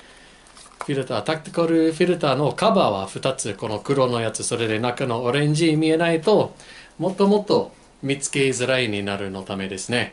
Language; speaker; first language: Japanese; non-native, fluent; English